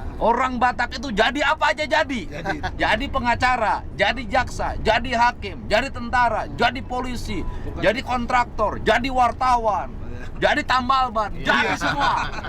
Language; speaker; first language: Indonesian; non-native, local second language; Sundanese